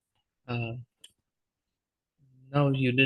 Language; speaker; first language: English; non-native, learner; Vietnamese